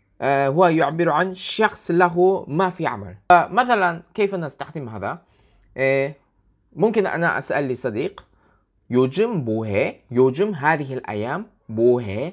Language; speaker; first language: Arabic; non-native, learner; Korean